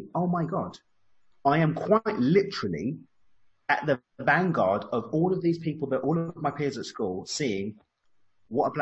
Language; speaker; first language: English; native; English